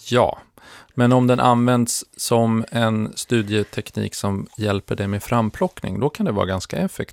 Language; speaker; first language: Swedish; native; Swedish